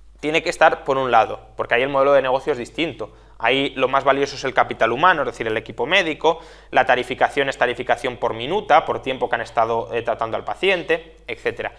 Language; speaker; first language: Spanish; native; Spanish